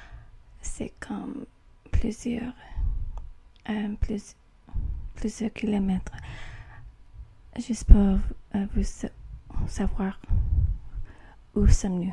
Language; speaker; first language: French; non-native, learner; English